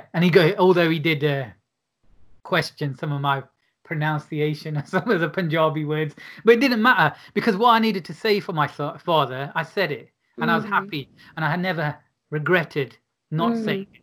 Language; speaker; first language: English; native; English